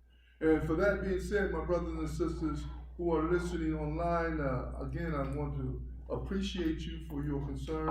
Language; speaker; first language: English; native; English